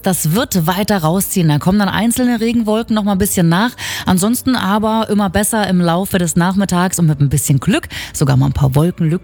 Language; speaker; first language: German; native; German